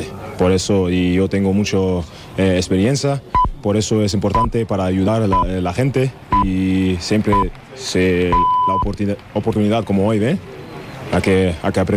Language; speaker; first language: Spanish; non-native, learner; German